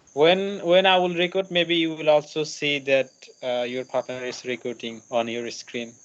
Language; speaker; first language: English; non-native, learner; Bangla